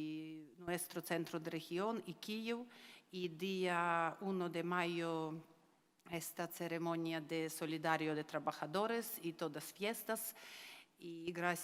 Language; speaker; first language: Spanish; non-native, learner; Ukrainian